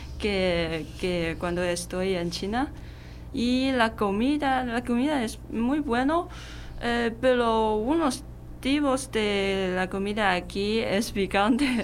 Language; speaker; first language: Spanish; non-native, learner; Chinese